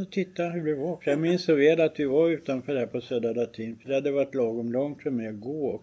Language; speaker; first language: Swedish; native; Swedish